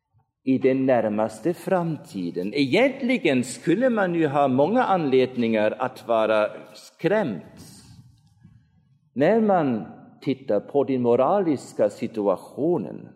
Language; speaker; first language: Swedish; non-native, fluent; German